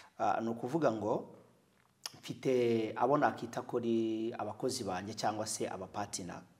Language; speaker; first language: Kinyarwanda; native; Kinyarwanda